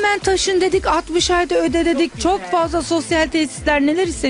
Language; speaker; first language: Turkish; native; Turkish